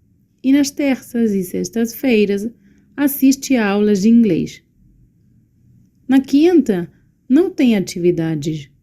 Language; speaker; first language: Portuguese; non-native, learner; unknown